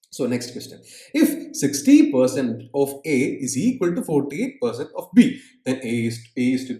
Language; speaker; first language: English; non-native, local second language; Malayalam